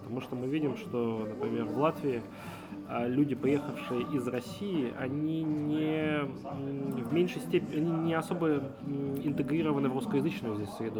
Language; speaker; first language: Russian; native; Russian